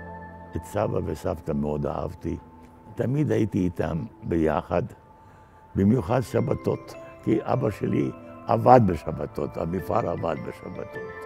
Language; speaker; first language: Hebrew; non-native, fluent; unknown